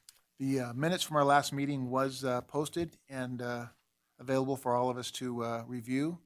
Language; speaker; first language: English; native; English